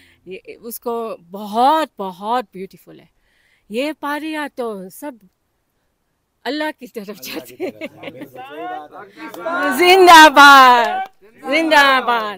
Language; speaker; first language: Hindi; early bilingual, heritage; Hindi